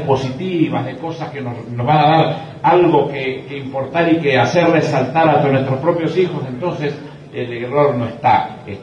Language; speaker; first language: Spanish; native; Spanish